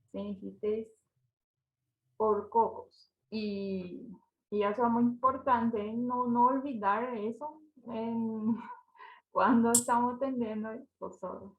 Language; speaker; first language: Spanish; non-native, learner; Portuguese